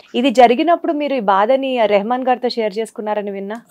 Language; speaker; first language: Telugu; native; Telugu